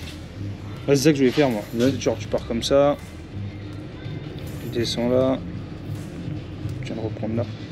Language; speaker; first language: French; native; French